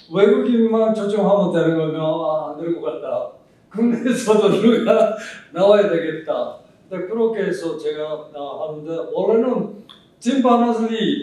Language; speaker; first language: Korean; early bilingual, heritage; Japanese